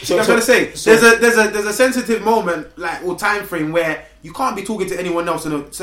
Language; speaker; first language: English; native; English